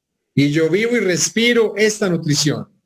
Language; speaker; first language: Spanish; native; Spanish